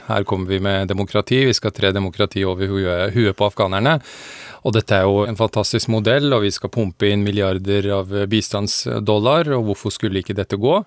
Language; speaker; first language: Norwegian; early bilingual, other home language; Persian